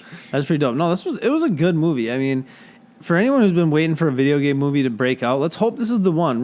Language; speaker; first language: English; native; English